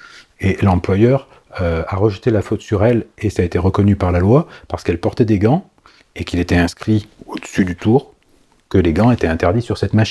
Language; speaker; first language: French; native; French